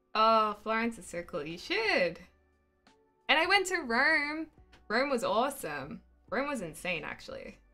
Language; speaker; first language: English; native; English